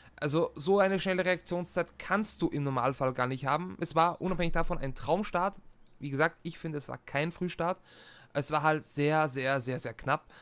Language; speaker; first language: German; native; German